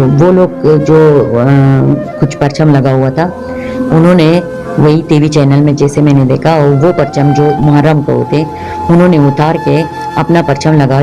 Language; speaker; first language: Hindi; non-native, fluent; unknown